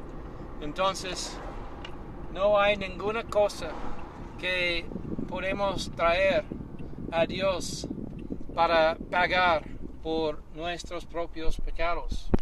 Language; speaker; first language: Spanish; non-native, learner; English